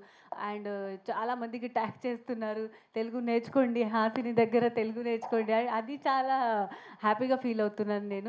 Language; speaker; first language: Telugu; non-native, learner; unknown